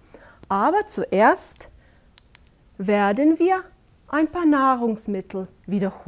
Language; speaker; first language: German; non-native, fluent; Bosnian